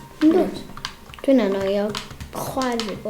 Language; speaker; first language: Welsh; native; Welsh